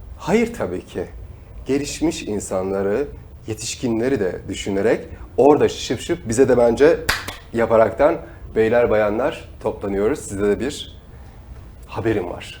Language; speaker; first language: Turkish; native; Turkish